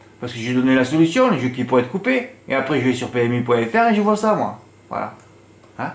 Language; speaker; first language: French; native; French